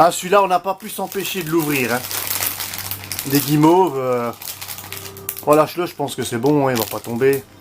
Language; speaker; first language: French; native; French